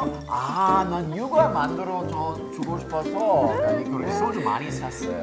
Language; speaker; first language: Korean; non-native, fluent; English